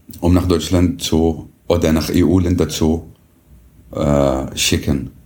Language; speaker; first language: German; non-native, fluent; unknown